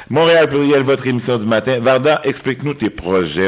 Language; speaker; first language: French; native; French